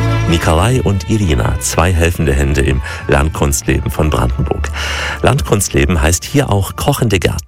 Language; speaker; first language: German; native; German